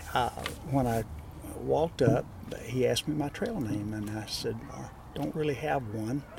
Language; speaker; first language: English; native; English